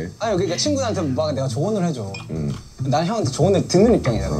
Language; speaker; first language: Korean; native; Korean